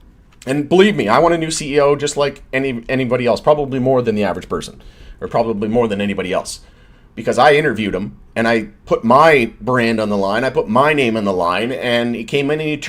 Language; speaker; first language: English; native; English